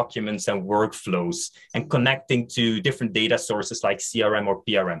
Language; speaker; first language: English; non-native, fluent; Dutch